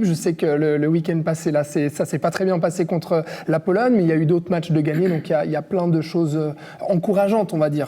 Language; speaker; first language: French; native; French